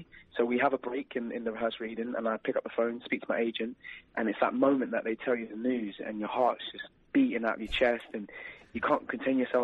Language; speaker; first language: English; native; English